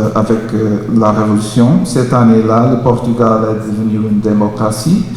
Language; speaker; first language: French; non-native, fluent; Portuguese